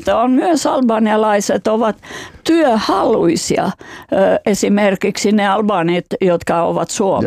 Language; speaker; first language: Finnish; non-native, fluent; Albanian